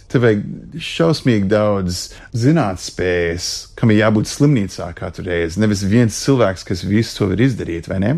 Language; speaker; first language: Latvian; early bilingual, heritage; Latvian